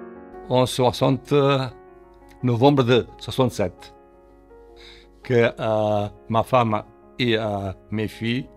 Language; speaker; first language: French; non-native, learner; Portuguese